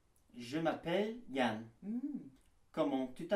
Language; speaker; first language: French; non-native, learner; English